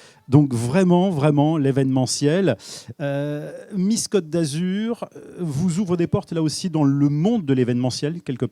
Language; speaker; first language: French; native; French